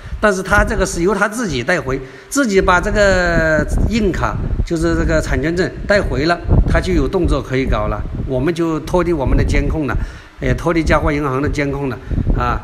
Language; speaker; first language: Chinese; native; Chinese